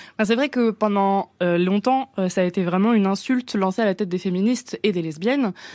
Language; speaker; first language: French; native; French